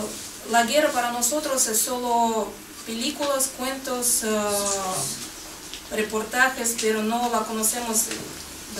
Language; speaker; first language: Spanish; non-native, fluent; Russian